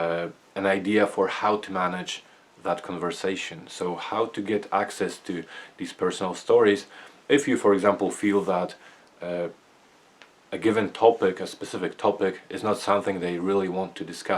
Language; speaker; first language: English; non-native, fluent; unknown